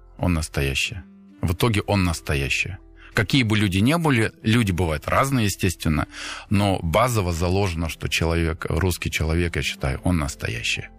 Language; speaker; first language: Russian; non-native, fluent; German